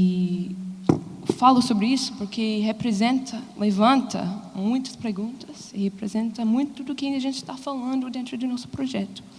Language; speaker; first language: Portuguese; non-native, fluent; English